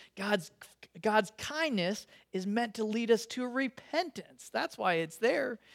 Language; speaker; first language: English; native; English